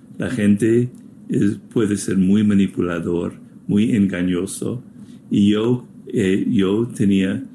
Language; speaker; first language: Spanish; non-native, fluent; English